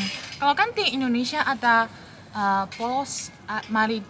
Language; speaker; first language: Indonesian; non-native, fluent; Chinese